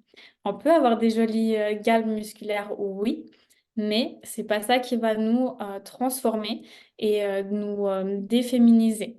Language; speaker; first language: French; native; French